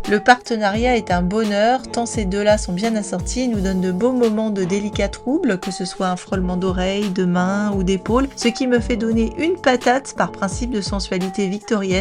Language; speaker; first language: French; native; French